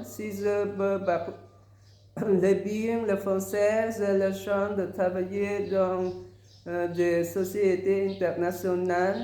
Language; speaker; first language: French; non-native, learner; Vietnamese